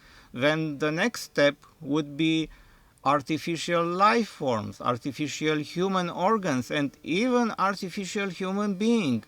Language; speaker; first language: English; non-native, fluent; Romanian